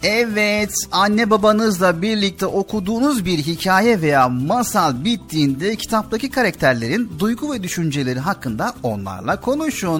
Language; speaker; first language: Turkish; native; Turkish